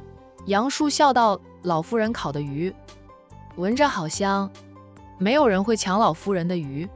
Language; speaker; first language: Chinese; native; Chinese